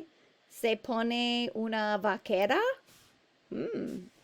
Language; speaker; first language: Spanish; non-native, fluent; English